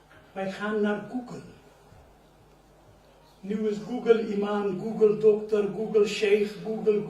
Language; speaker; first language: Dutch; non-native, learner; Urdu